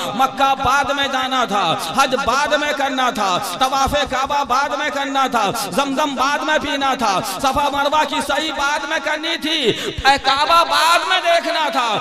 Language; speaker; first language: Urdu; native; Urdu